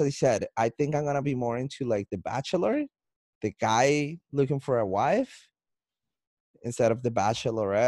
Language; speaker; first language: English; non-native, fluent; Spanish